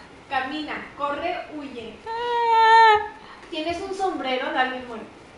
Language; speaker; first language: Spanish; native; Spanish